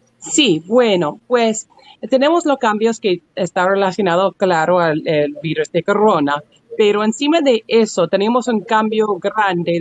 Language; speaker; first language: Spanish; non-native, fluent; English